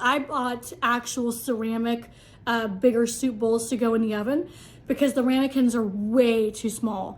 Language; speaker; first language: English; native; English